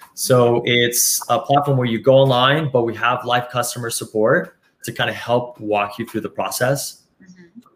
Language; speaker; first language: English; early bilingual, other home language; Spanish